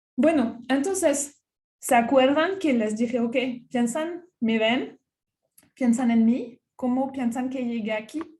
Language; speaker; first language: Spanish; non-native, fluent; French